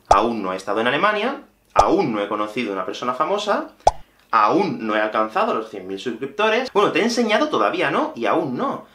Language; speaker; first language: Spanish; native; Spanish